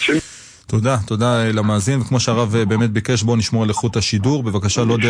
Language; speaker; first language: Hebrew; native; Hebrew